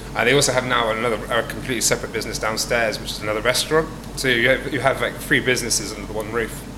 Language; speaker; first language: English; native; English